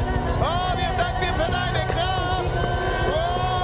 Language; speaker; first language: German; native; German